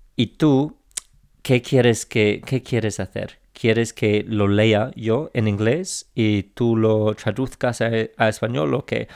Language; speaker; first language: Spanish; non-native, fluent; English